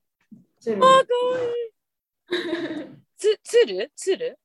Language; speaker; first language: Japanese; non-native, fluent; English